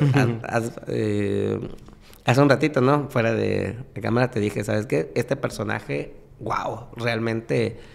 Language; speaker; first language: Spanish; native; Spanish